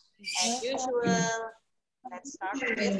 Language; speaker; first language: English; non-native, fluent; Indonesian